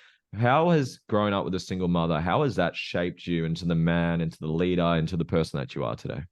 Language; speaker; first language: English; native; English